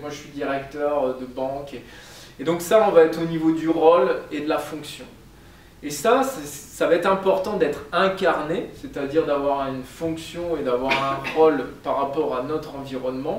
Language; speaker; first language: French; native; French